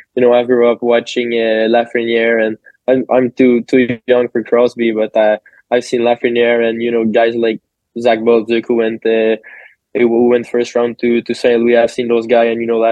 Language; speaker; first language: English; native; English